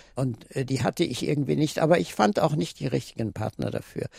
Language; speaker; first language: German; native; German